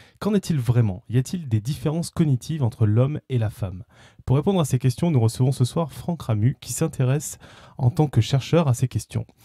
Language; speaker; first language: French; native; French